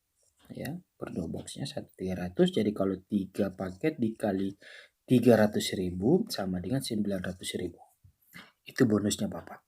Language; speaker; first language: Indonesian; native; Indonesian